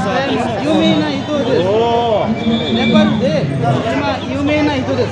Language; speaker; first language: Japanese; non-native, learner; Nepali